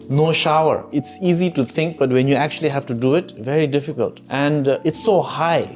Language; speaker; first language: English; non-native, fluent; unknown